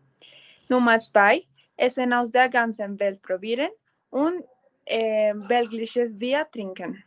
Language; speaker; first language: German; non-native, learner; Spanish